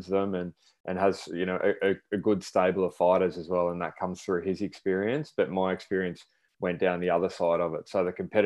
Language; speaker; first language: English; native; English